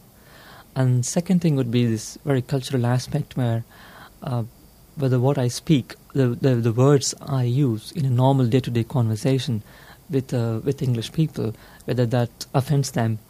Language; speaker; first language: English; non-native, local second language; Tamil